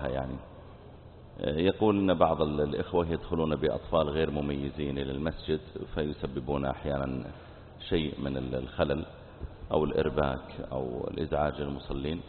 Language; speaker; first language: Arabic; native; Arabic